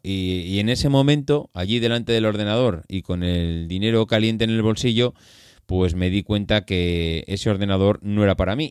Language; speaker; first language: Spanish; native; Spanish